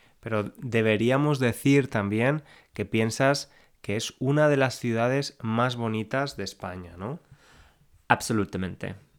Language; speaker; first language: Spanish; native; Spanish